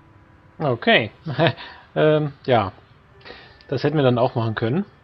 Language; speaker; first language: German; native; German